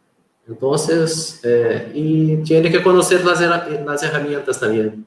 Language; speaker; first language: Spanish; non-native, fluent; Portuguese